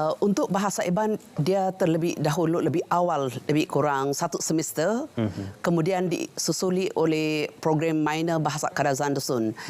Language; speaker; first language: Malay; non-native, local second language; Central Dusun